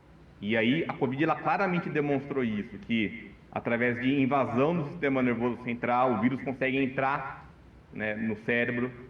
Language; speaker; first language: Portuguese; native; Portuguese